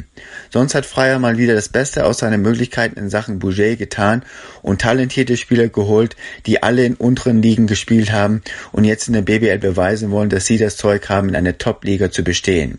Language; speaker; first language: German; native; German